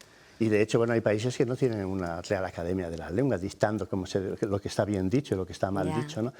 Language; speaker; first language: Spanish; native; Spanish